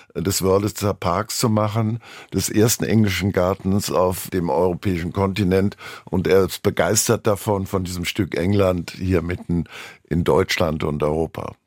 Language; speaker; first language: German; native; German